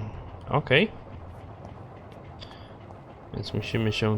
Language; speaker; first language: Polish; native; Polish